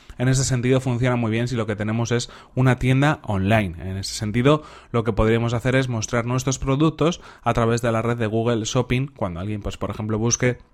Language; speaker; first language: Spanish; native; Spanish